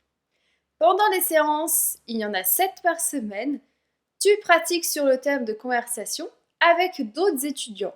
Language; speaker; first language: French; native; French